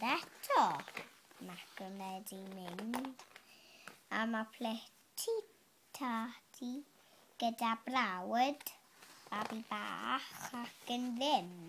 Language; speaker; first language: Welsh; non-native, local second language; English